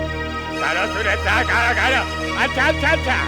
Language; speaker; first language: Basque; non-native, local second language; Spanish